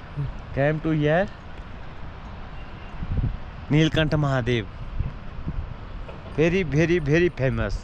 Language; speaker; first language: English; non-native, learner; Hindi